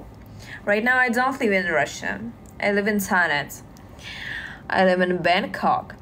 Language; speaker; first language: English; non-native, learner; Russian